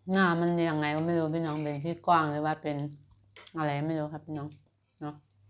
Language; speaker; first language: Thai; native; Thai